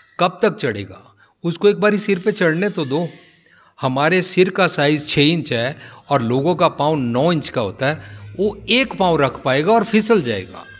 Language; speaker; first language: Hindi; non-native, local second language; Punjabi